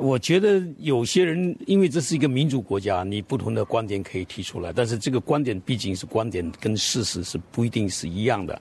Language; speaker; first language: Chinese; native; Chinese